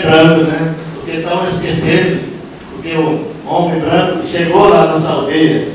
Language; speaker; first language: Portuguese; non-native, local second language; Yanomámi